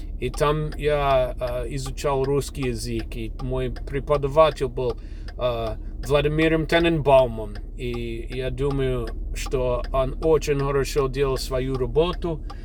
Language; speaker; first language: Russian; non-native, fluent; English